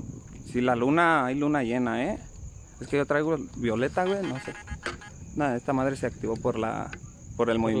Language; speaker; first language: Spanish; native; Spanish